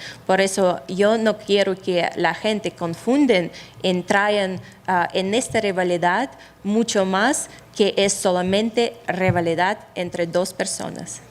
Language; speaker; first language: Spanish; non-native, fluent; Russian